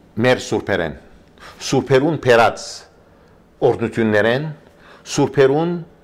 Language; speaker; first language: Armenian; early bilingual, heritage; Armenian